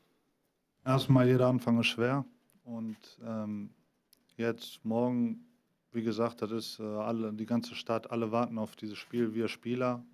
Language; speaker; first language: German; early bilingual, other home language; Greek